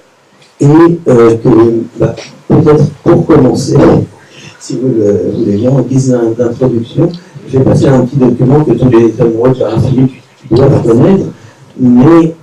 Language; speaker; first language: French; native; French